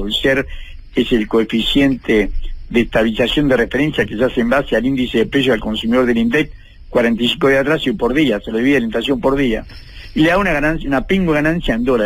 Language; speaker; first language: Spanish; native; Spanish